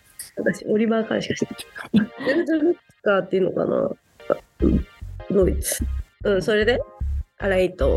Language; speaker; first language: Japanese; native; Japanese